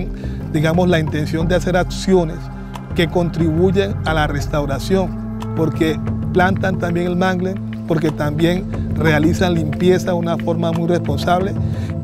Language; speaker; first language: Spanish; native; Spanish